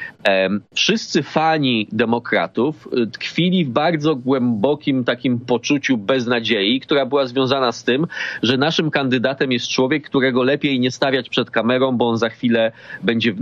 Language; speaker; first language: Polish; native; Polish